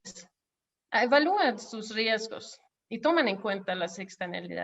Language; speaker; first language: Spanish; non-native, fluent; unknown